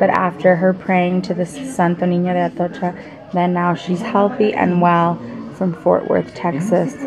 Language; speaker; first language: English; early bilingual, heritage; English